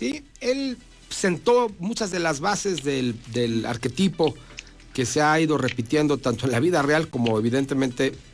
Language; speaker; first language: Spanish; native; Spanish